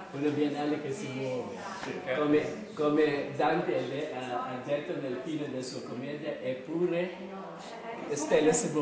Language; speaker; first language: Italian; non-native, learner; English